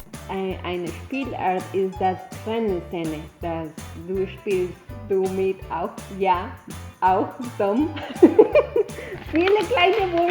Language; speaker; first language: German; non-native, learner; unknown